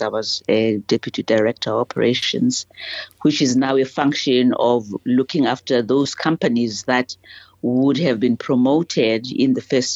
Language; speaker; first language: English; non-native, local second language; Southern Sotho